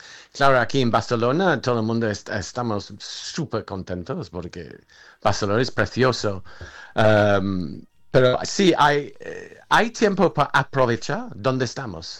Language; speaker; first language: Spanish; non-native, fluent; English